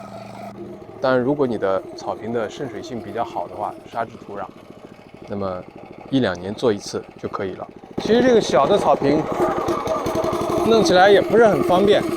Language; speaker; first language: Chinese; native; Chinese